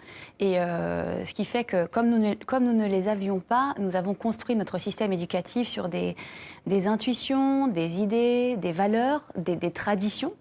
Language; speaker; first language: French; native; French